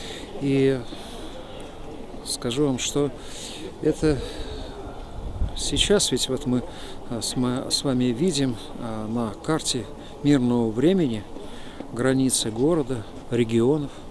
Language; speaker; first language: Russian; native; Russian